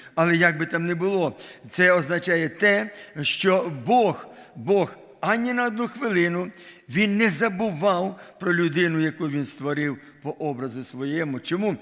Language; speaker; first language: Ukrainian; non-native, local second language; Russian